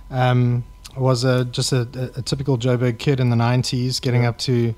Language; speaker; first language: English; native; English